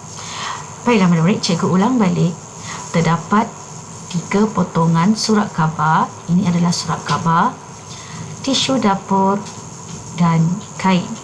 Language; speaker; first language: Malay; native; Malay